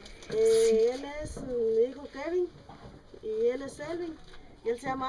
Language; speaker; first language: Spanish; native; Spanish